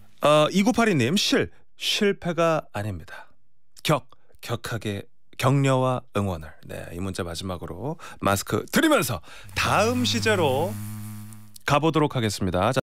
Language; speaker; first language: Korean; native; Korean